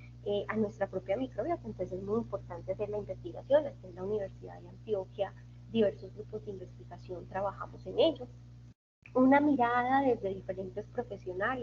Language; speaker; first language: Spanish; native; Spanish